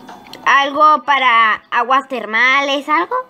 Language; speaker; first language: Spanish; native; Spanish